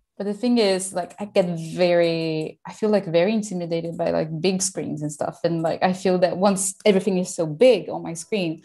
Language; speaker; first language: English; non-native, fluent; Portuguese